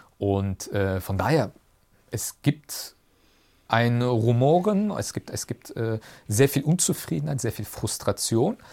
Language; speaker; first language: German; early bilingual, other home language; Turkish